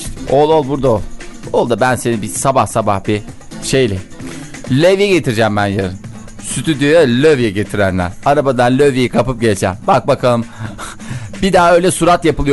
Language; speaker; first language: Turkish; native; Turkish